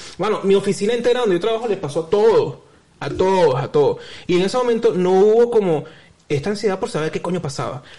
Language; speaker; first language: Spanish; native; Spanish